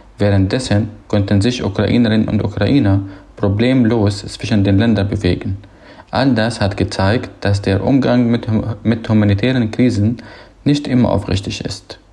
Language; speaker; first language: German; non-native, fluent; Arabic